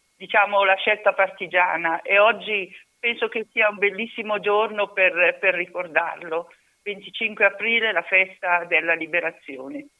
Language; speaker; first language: Italian; native; Italian